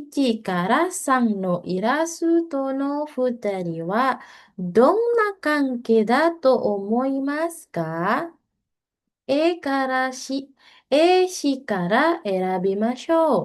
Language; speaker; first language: Japanese; non-native, fluent; Indonesian